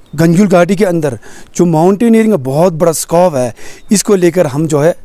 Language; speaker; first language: Hindi; native; Hindi